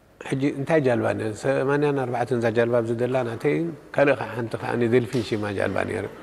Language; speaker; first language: Tigrinya; non-native, local second language; Italian